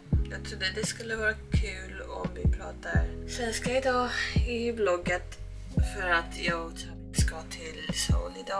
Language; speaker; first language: Swedish; early bilingual, heritage; Korean